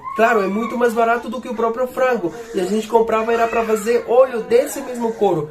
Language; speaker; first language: Portuguese; non-native, fluent; Spanish